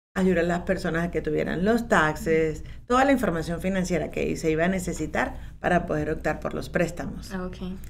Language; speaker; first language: Spanish; native; Spanish